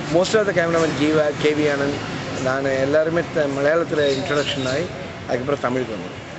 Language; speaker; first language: Tamil; non-native, local second language; Malayalam